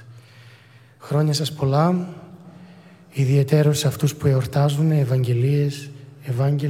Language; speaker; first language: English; non-native, fluent; Greek